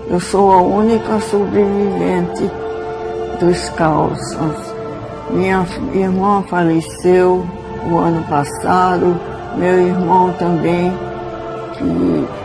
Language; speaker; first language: Portuguese; early bilingual, other home language; Swedish